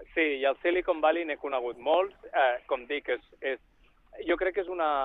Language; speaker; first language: Catalan; native; Catalan